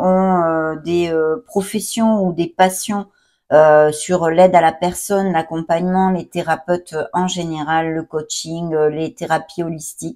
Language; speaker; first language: French; native; French